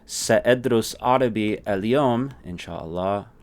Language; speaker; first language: Arabic; non-native, fluent; English